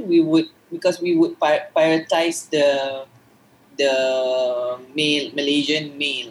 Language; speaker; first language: English; non-native, local second language; Malay